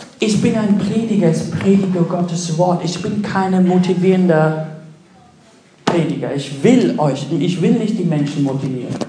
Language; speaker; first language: German; non-native, fluent; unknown